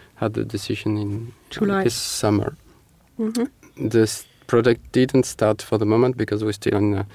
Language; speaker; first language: English; non-native, fluent; French